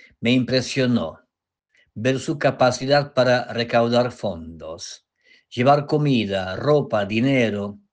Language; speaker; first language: Spanish; non-native, fluent; Polish